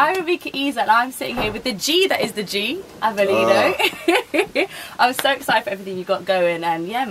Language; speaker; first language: English; native; English